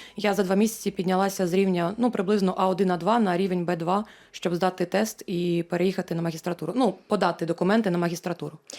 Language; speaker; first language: Ukrainian; non-native, local second language; Russian